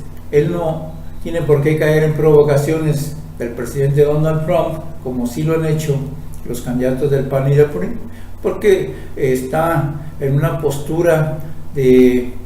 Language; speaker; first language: Spanish; native; Spanish